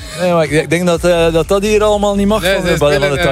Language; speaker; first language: Dutch; native; Dutch